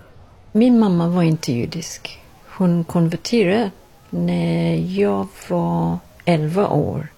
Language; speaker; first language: Swedish; non-native, fluent; English